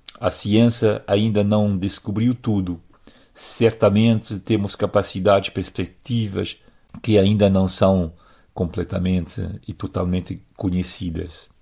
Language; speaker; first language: Portuguese; non-native, fluent; French